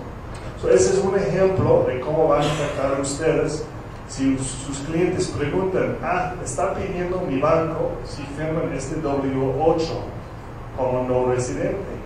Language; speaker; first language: Spanish; non-native, fluent; English